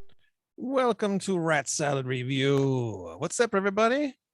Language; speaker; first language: English; native; English